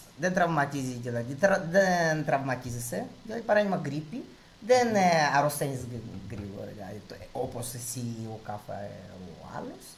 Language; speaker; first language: Greek; non-native, fluent; Russian